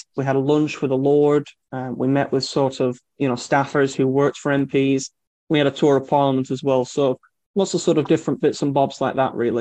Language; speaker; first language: English; native; English